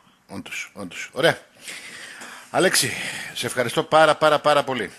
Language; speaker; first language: Greek; native; Greek